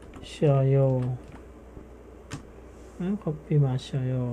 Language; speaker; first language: Korean; non-native, fluent; Khmer